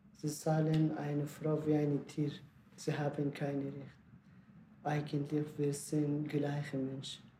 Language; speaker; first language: German; non-native, learner; Persian